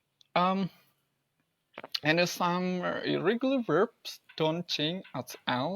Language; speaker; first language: English; non-native, learner; Indonesian